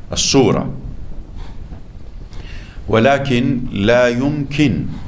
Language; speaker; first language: Arabic; non-native, fluent; Turkish